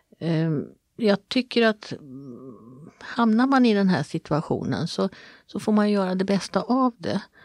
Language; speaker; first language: Swedish; native; Swedish